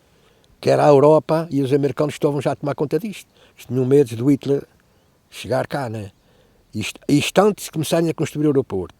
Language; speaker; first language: Portuguese; native; Portuguese